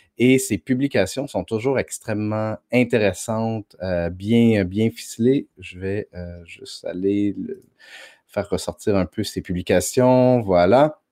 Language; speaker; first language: French; native; French